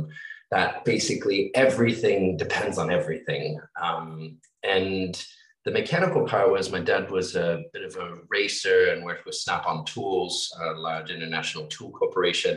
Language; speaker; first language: English; native; English